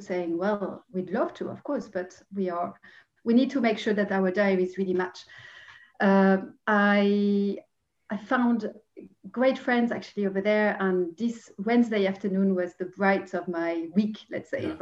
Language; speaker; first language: English; non-native, fluent; French